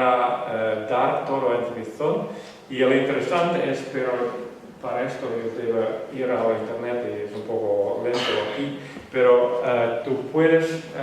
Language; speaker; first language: Spanish; non-native, fluent; Western Frisian